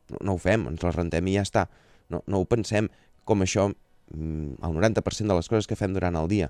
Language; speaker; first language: Catalan; native; Catalan